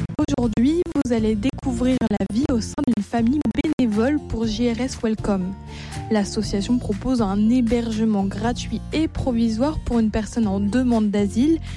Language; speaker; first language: French; native; French